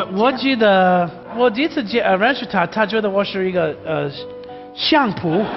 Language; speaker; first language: Chinese; non-native, learner; English